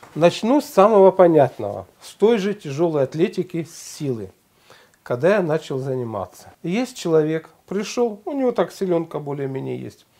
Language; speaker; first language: Russian; native; Russian